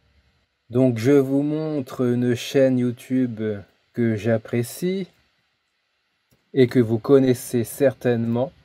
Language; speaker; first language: French; native; French